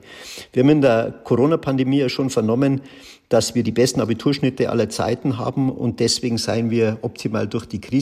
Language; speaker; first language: German; native; German